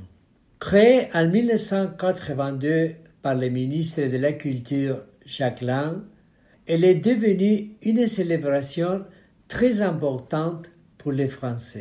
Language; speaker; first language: French; non-native, fluent; Spanish